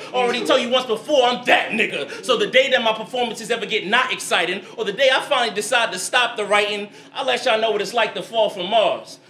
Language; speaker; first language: English; native; English